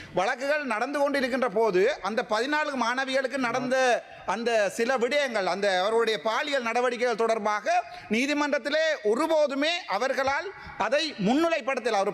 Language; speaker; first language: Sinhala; non-native, local second language; Tamil